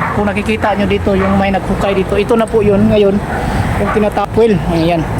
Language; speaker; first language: Filipino; non-native, local second language; Cebuano